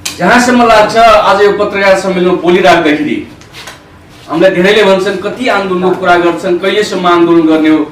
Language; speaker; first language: Nepali; non-native, local second language; Rana Tharu